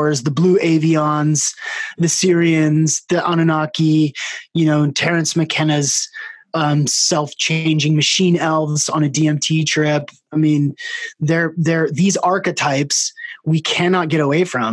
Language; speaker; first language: English; native; English